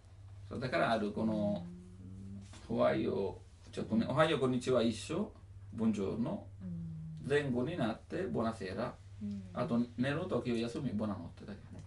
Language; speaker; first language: Japanese; non-native, learner; Italian